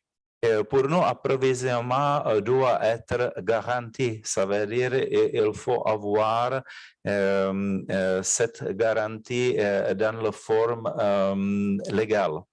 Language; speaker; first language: French; non-native, fluent; Czech